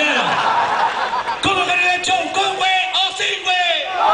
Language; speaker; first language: Spanish; native; Spanish